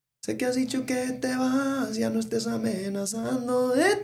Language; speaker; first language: Spanish; early bilingual, heritage; Spanish